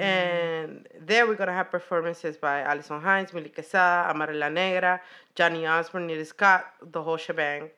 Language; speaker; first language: English; non-native, fluent; Spanish